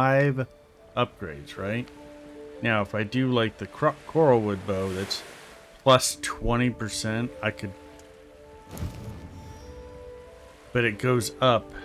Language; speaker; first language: English; native; English